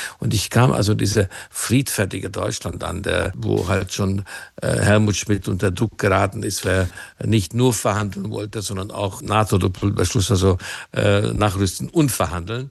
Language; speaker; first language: German; non-native, fluent; Hungarian